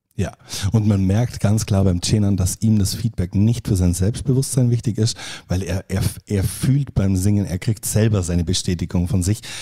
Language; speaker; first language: German; native; German